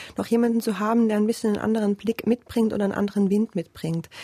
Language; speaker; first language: German; native; German